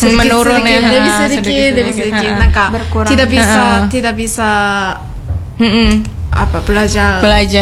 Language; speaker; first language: Indonesian; non-native, learner; Japanese